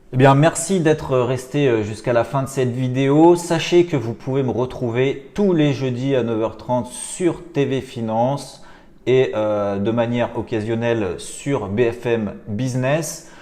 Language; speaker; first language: French; native; French